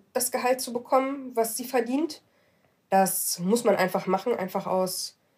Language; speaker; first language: German; early bilingual, other home language; Arabic